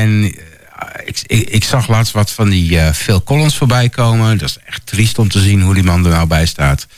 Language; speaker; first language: Dutch; native; Dutch